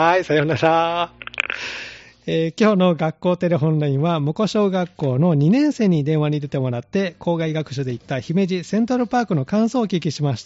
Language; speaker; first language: Japanese; native; Japanese